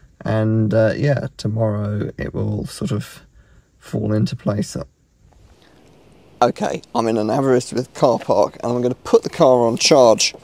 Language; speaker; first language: English; native; English